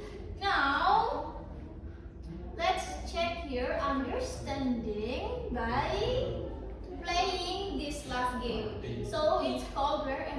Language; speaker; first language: English; non-native, fluent; Indonesian